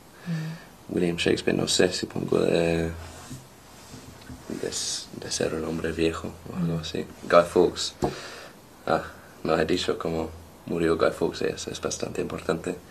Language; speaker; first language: Spanish; non-native, fluent; English